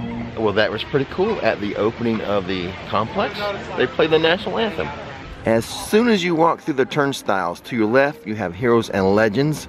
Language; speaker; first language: English; native; English